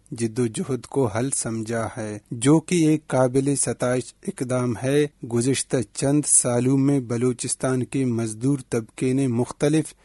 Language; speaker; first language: Urdu; non-native, local second language; Baluchi